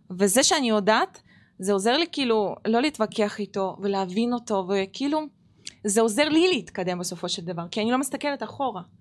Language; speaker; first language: Hebrew; non-native, fluent; Russian